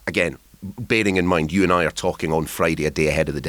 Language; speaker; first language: English; native; English